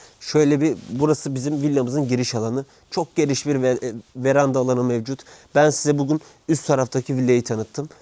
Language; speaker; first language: Turkish; native; Turkish